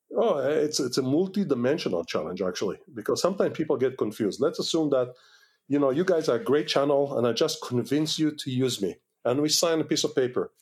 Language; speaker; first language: English; non-native, fluent; Hebrew